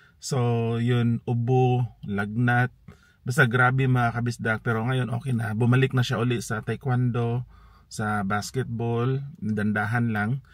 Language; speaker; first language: Filipino; non-native, local second language; Cebuano